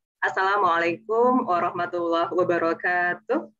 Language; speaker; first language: Indonesian; native; Indonesian